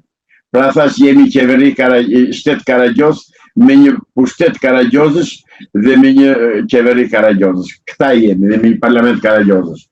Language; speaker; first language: Albanian; native; Albanian